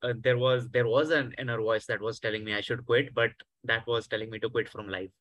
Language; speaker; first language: English; non-native, local second language; Hindi